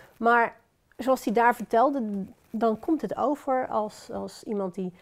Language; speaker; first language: Dutch; native; Dutch